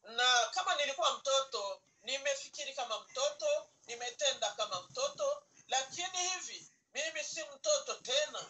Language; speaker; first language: Swahili; native; Swahili